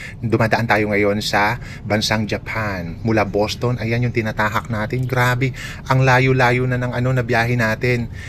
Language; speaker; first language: Filipino; native; Filipino